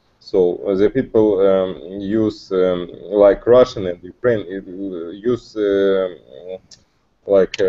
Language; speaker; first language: English; non-native, learner; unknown